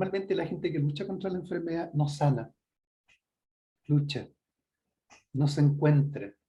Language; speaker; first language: Spanish; native; Spanish